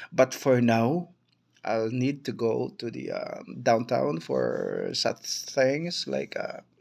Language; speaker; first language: English; non-native, local second language; Filipino